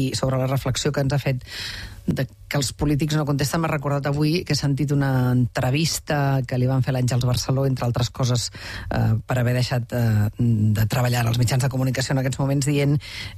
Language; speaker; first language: Catalan; native; Catalan